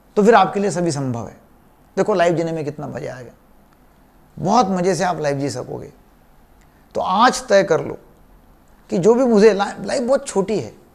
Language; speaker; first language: Hindi; non-native, local second language; Marathi